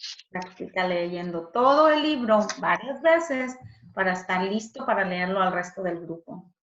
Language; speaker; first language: Spanish; early bilingual, heritage; Spanish